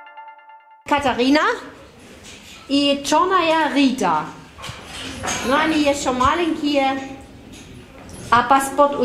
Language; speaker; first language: Ukrainian; non-native, learner; German